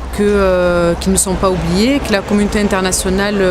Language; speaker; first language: French; native; French